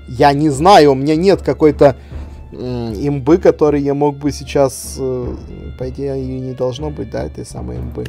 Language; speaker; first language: Russian; native; Russian